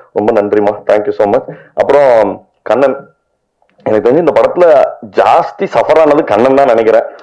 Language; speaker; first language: Tamil; native; Tamil